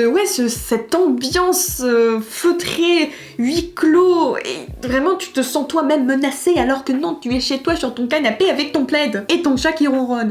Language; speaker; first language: French; native; French